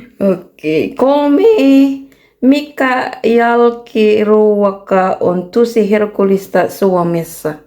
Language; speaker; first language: Finnish; non-native, learner; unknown